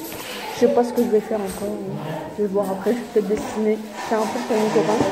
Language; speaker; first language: French; native; French